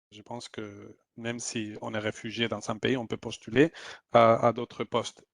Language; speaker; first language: French; non-native, fluent; Spanish